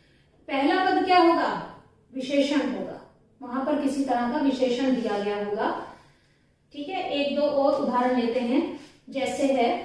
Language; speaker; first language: Hindi; native; Hindi